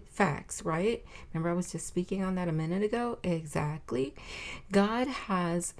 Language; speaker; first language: English; native; English